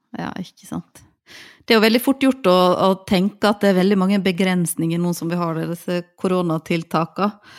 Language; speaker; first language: Norwegian; native; Norwegian